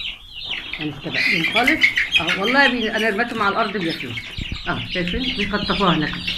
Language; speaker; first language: Arabic; native; Arabic